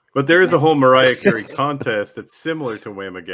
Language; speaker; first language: English; native; English